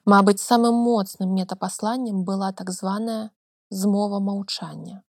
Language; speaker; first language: Belarusian; native; Belarusian